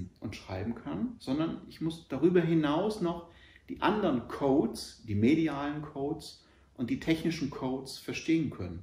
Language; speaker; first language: German; native; German